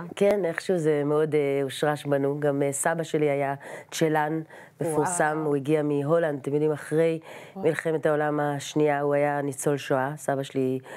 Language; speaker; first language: Hebrew; native; Hebrew